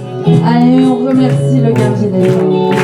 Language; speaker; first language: French; native; French